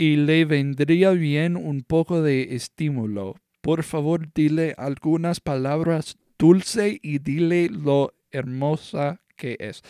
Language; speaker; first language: Spanish; non-native, learner; English